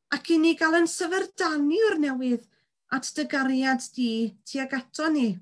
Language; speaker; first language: Welsh; native; Welsh